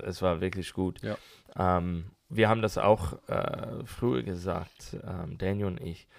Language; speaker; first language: German; non-native, learner; English